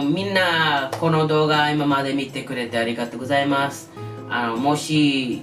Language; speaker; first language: Japanese; non-native, learner; English